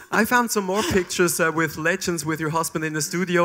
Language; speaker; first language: English; non-native, fluent; German